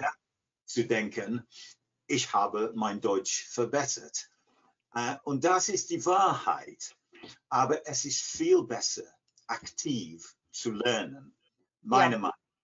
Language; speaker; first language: German; non-native, fluent; English